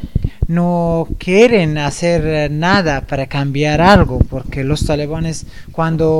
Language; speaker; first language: Spanish; non-native, fluent; Persian